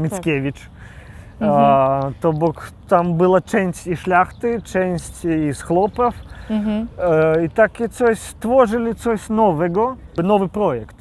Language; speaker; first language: Polish; non-native, local second language; Belarusian